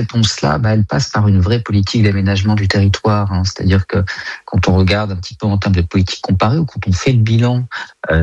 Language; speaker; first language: French; native; French